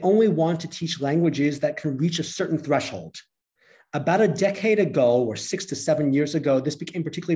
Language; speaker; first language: English; native; English